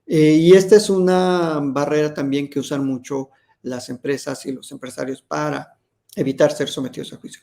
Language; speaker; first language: Spanish; native; Spanish